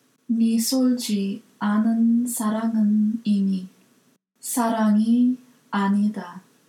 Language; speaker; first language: Korean; non-native, learner; English